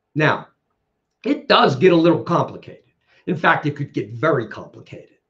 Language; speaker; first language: English; native; English